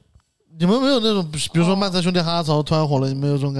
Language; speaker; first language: Chinese; native; Chinese